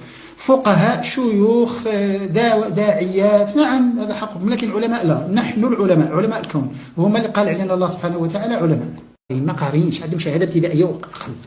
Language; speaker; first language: Arabic; native; Arabic